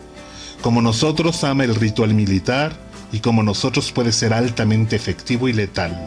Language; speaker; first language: Spanish; native; Spanish